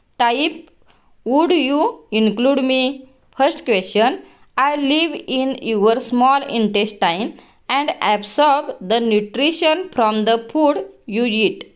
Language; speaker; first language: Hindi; non-native, local second language; Marathi